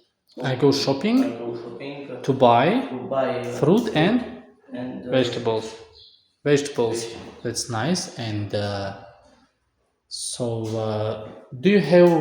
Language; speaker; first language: English; non-native, fluent; Tajik